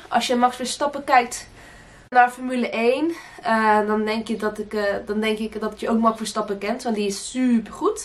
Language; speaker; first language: Dutch; early bilingual, other home language; Portuguese